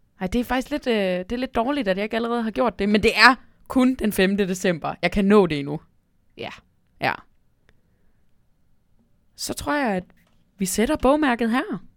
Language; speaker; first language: Danish; native; Danish